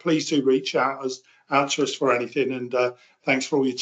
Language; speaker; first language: English; native; English